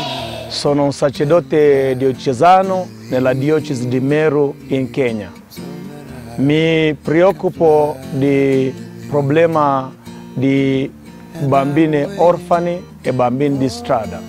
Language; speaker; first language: Italian; non-native, fluent; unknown